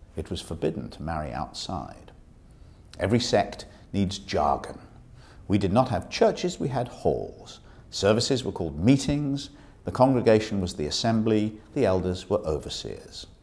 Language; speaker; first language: English; native; English